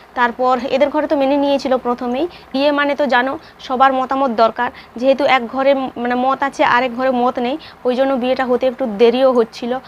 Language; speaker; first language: Bangla; non-native, local second language; Santali